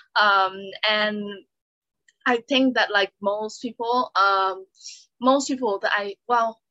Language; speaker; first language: English; non-native, fluent; Vietnamese